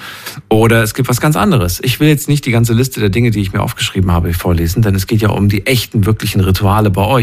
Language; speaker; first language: German; native; German